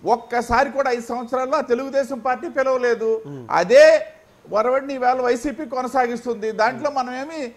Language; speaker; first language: Telugu; native; Telugu